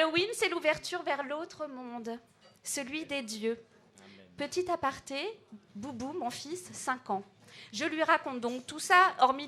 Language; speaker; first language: French; native; French